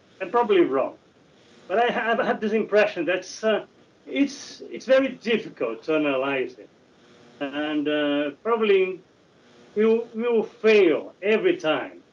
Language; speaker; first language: English; non-native, learner; Portuguese